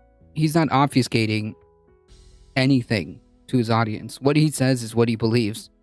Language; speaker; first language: English; native; English